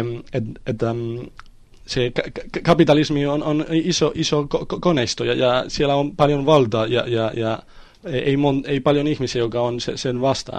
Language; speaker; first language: Finnish; non-native, learner; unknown